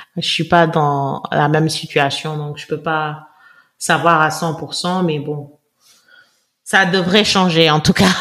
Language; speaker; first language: French; non-native, local second language; Wolof